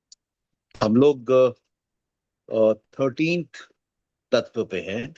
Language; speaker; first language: Hindi; native; Hindi